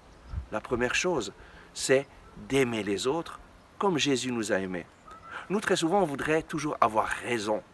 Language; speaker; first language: French; native; French